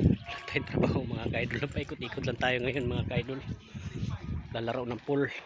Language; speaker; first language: Filipino; non-native, local second language; Cebuano